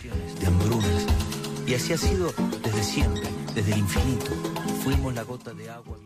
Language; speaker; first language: Spanish; non-native, learner; Arabic